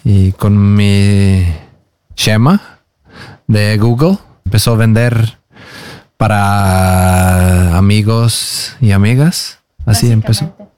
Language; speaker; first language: Spanish; non-native, fluent; Norwegian